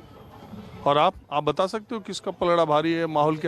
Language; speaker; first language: Hindi; native; Hindi